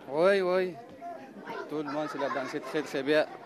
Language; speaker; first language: French; non-native, learner; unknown